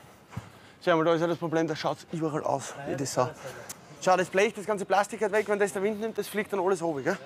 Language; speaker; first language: German; native; German